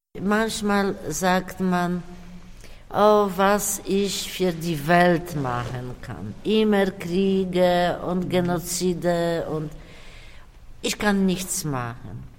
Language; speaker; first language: German; non-native, fluent; Polish